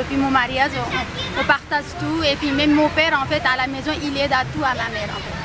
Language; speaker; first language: French; early bilingual, other home language; Nepali